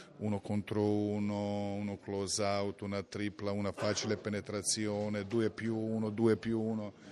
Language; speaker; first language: Italian; non-native, fluent; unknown